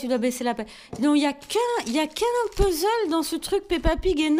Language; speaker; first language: French; native; French